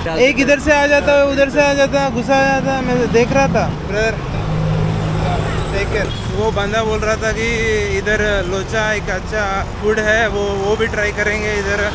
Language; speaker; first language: Hindi; non-native, local second language; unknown